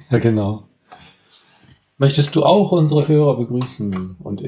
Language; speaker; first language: German; native; German